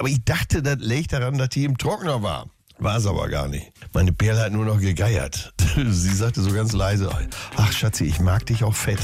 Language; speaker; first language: German; native; German